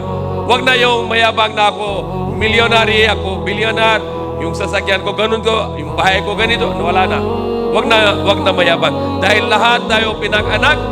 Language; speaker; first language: Filipino; non-native, learner; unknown